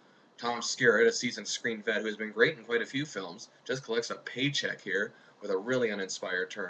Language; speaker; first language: English; native; English